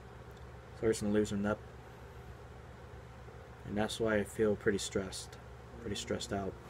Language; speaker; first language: English; native; English